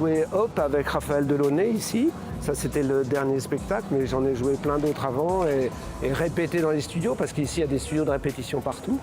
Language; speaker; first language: French; native; French